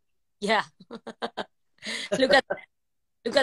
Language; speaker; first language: English; non-native, learner; Spanish